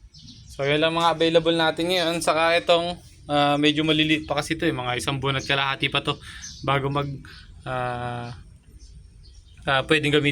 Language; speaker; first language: Filipino; non-native, local second language; Cebuano